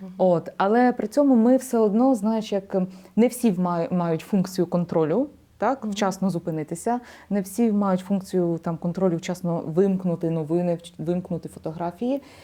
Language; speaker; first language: Ukrainian; native; Ukrainian